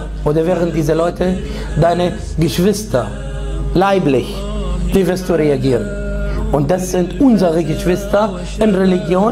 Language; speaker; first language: German; non-native, fluent; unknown